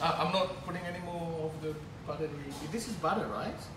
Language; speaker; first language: English; early bilingual, other home language; Greek